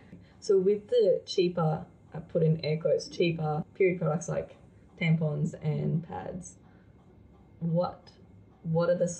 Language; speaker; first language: English; non-native, local second language; Filipino